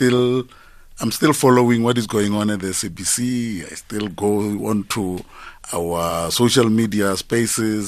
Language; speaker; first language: English; non-native, local second language; Northern Sotho